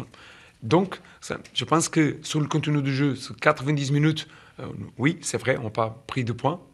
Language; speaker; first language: French; non-native, fluent; Portuguese